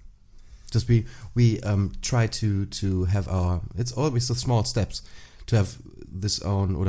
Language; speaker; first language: English; non-native, fluent; German